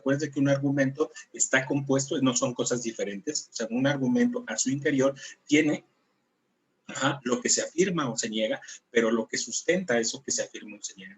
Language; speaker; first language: Spanish; native; Spanish